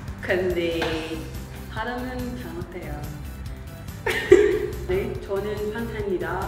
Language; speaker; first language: Korean; non-native, learner; French